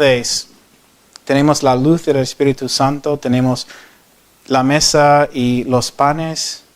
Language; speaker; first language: Spanish; non-native, learner; English